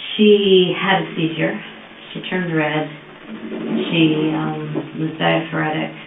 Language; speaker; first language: English; native; English